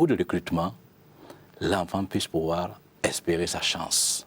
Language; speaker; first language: French; non-native, local second language; Mossi